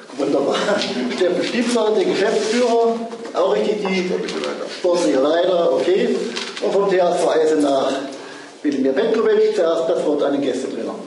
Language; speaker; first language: German; native; German